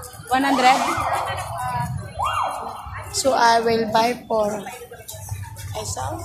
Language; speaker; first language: English; non-native, local second language; Cebuano